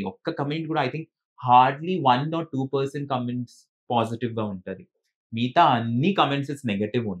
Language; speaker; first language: Telugu; non-native, fluent; Bangla